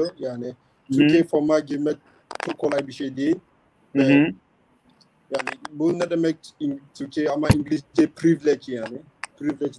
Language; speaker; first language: Turkish; non-native, learner; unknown